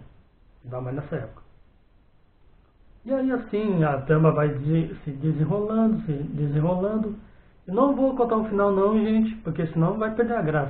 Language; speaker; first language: Portuguese; native; Portuguese